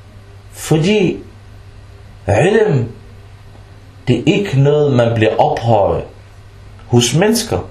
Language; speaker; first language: Danish; early bilingual, other home language; Arabic